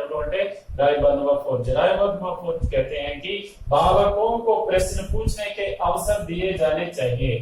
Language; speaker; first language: Hindi; non-native, local second language; Telugu